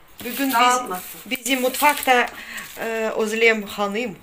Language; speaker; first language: Turkish; non-native, learner; Russian